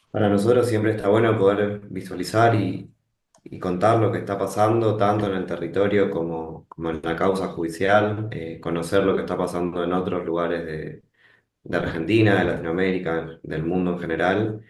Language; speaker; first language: Spanish; native; Spanish